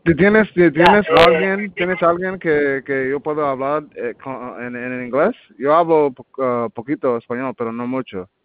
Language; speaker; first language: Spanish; non-native, learner; English